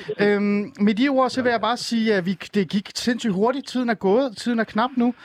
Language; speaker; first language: Danish; early bilingual, other home language; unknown